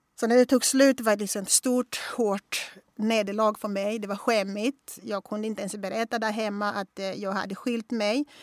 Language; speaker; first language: Swedish; non-native, fluent; Kongo